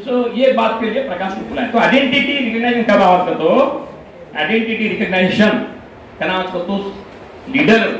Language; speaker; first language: Hindi; non-native, local second language; Telugu